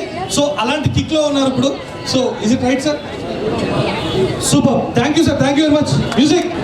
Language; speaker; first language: Telugu; native; Telugu